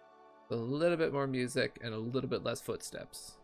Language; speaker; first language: English; native; English